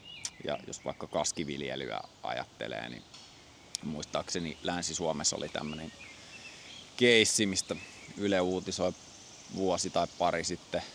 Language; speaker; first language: Finnish; native; Finnish